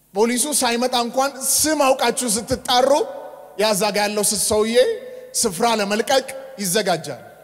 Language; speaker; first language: Amharic; native; Amharic